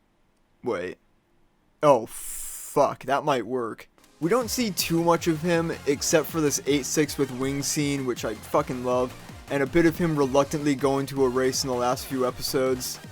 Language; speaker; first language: English; native; English